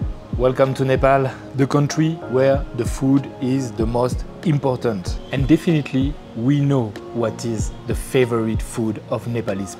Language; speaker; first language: English; non-native, fluent; French